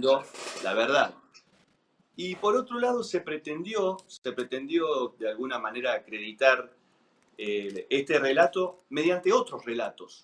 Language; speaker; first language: Spanish; native; Spanish